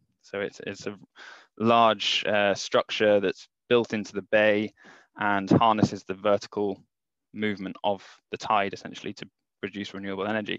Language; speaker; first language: English; native; English